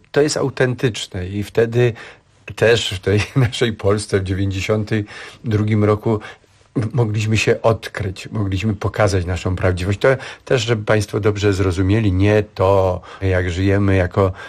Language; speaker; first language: Polish; native; Polish